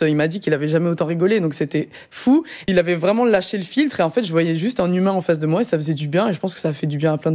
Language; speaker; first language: French; native; French